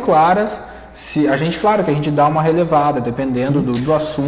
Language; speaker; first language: Portuguese; native; Portuguese